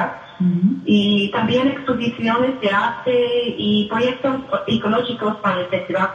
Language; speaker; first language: Spanish; non-native, fluent; English